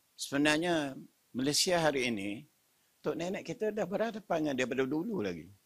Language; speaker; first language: Malay; native; Malay